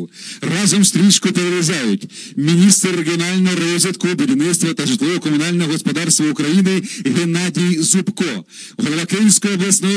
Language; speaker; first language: Ukrainian; native; Ukrainian